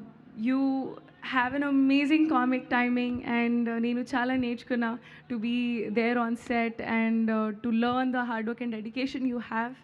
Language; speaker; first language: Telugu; non-native, learner; Hindi